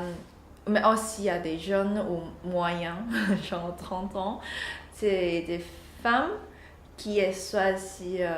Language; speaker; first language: French; non-native, learner; Chinese